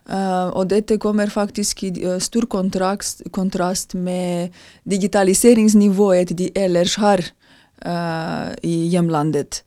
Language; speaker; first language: Norwegian; non-native, fluent; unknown